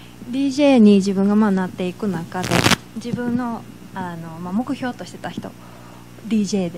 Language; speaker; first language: Japanese; native; Japanese